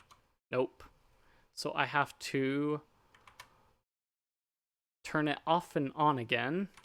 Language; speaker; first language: English; native; English